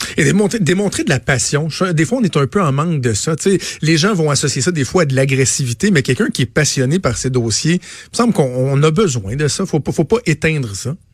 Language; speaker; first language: French; native; French